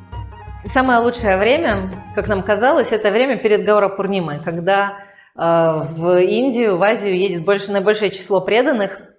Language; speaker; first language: Russian; native; Russian